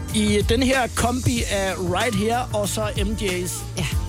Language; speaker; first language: Danish; native; Danish